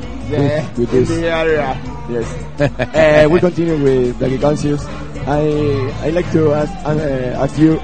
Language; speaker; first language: English; non-native, learner; Spanish